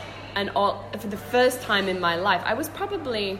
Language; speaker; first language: English; native; English